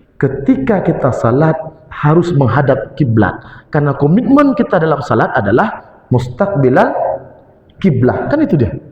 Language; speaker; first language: Malay; non-native, local second language; Achinese